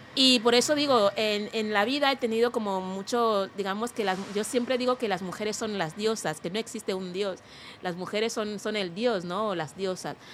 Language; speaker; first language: Spanish; non-native, local second language; Fang